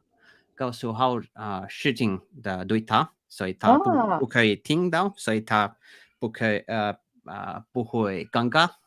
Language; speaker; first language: Chinese; non-native, learner; Finnish